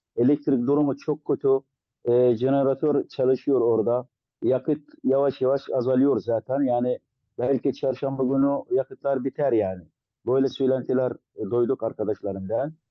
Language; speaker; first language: Turkish; non-native, fluent; Arabic